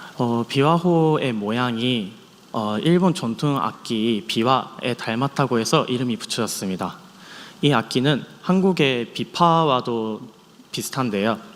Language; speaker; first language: Korean; non-native, fluent; Japanese